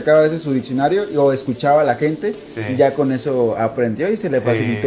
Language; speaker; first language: Spanish; native; Spanish